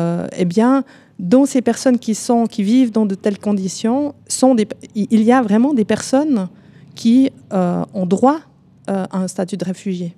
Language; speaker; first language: French; native; French